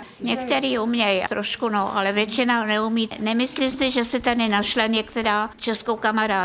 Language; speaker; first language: Czech; non-native, fluent; Russian